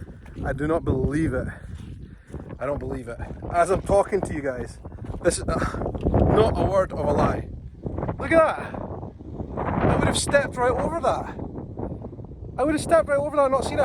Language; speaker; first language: English; native; English